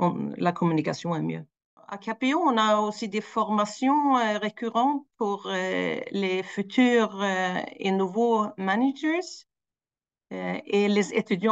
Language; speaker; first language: French; non-native, fluent; Swedish